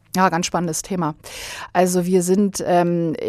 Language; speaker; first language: German; early bilingual, other home language; Bosnian